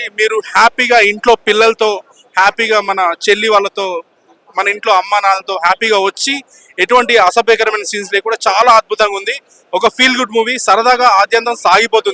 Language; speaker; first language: Telugu; native; Telugu